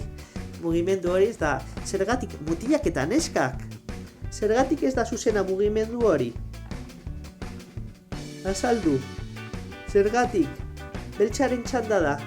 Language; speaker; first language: Basque; non-native, local second language; Spanish